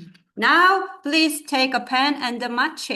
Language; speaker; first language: English; non-native, fluent; Kazakh